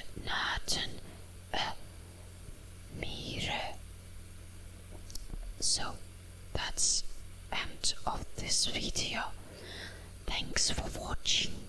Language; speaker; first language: English; non-native, learner; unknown